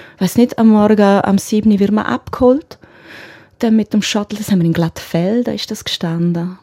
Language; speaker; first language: German; non-native, local second language; Romansh